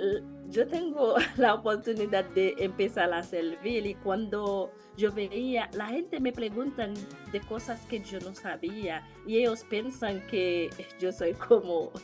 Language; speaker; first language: Spanish; non-native, learner; Haitian Creole